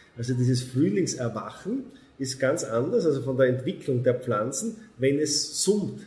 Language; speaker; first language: German; native; German